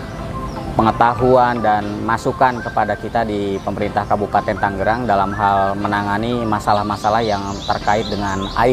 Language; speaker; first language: Indonesian; native; Indonesian